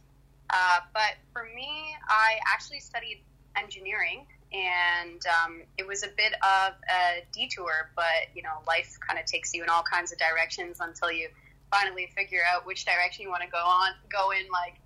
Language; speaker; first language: English; native; English